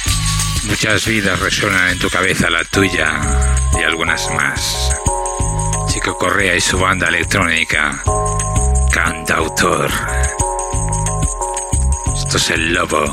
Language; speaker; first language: Spanish; native; Spanish